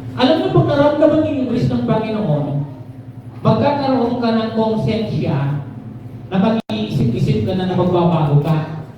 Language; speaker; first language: Filipino; non-native, local second language; Bikol